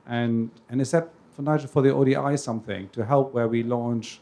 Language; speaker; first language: English; native; English